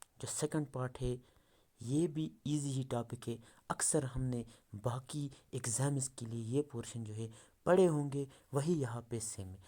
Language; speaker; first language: Urdu; non-native, local second language; Kashmiri